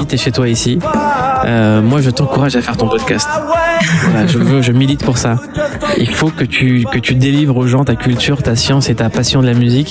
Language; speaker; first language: French; native; French